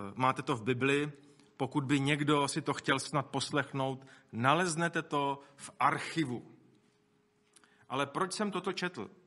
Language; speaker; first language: Czech; native; Czech